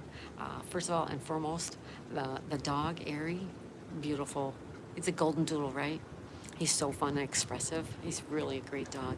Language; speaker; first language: English; native; English